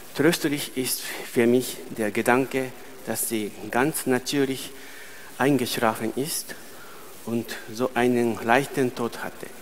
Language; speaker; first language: German; non-native, fluent; Japanese